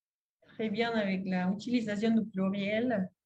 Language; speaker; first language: French; non-native, fluent; Spanish